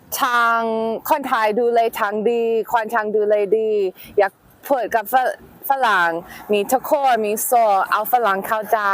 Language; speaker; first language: Thai; non-native, learner; English